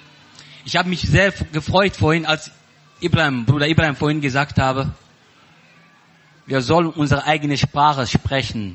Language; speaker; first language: German; non-native, learner; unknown